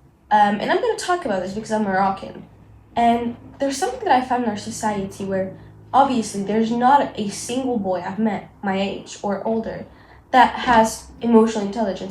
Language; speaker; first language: English; non-native, local second language; Arabic